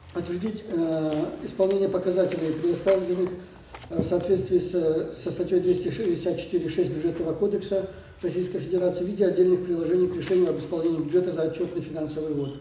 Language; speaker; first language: Russian; native; Russian